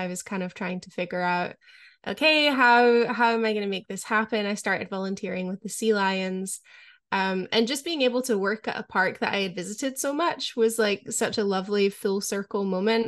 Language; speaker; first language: English; native; English